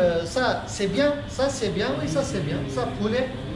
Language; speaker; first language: French; non-native, learner; Turkish